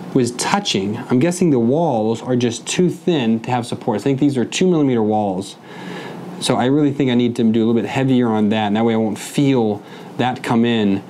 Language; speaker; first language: English; native; English